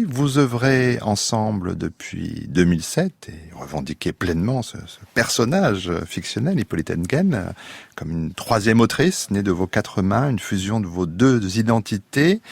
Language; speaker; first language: French; native; French